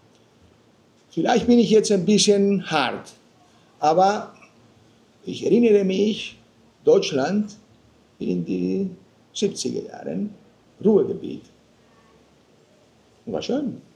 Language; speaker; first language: German; non-native, fluent; Spanish